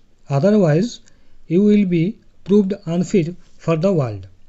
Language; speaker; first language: English; non-native, local second language; Bangla